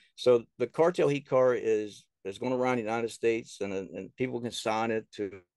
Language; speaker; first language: English; native; English